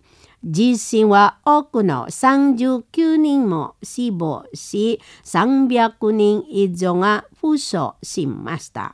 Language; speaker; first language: Japanese; non-native, learner; Indonesian